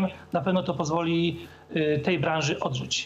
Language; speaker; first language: Polish; native; Polish